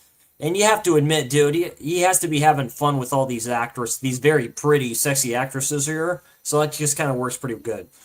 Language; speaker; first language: English; native; English